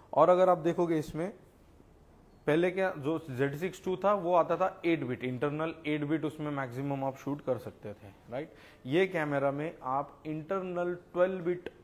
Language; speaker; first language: Hindi; non-native, local second language; Marathi